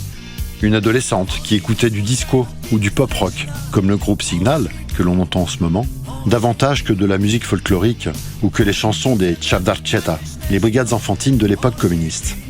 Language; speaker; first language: French; native; French